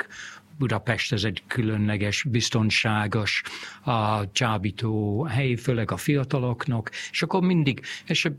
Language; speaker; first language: Hungarian; non-native, fluent; English